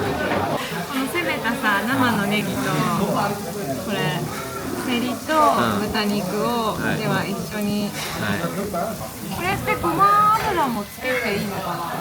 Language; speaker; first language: Japanese; native; Japanese